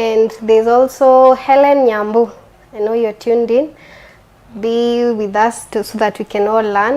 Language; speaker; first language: English; non-native, local second language; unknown